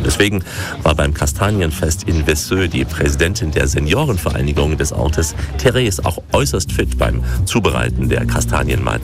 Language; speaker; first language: German; native; German